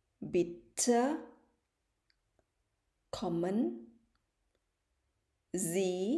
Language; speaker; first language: German; non-native, fluent; Thai